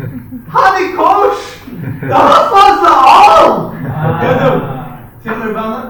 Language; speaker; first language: Turkish; non-native, fluent; English